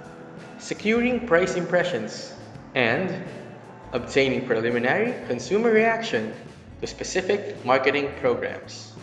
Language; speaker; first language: English; non-native, local second language; Filipino